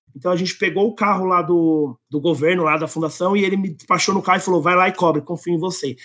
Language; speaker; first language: Portuguese; native; Portuguese